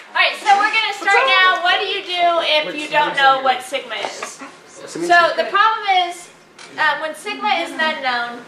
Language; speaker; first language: English; native; English